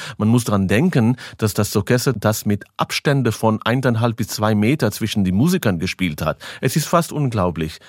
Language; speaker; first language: German; non-native, fluent; Hebrew